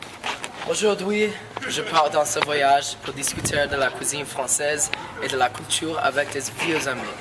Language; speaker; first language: French; non-native, learner; English